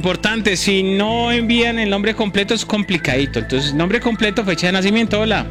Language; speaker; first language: Spanish; native; Spanish